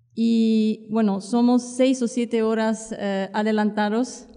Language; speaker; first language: Spanish; non-native, fluent; Czech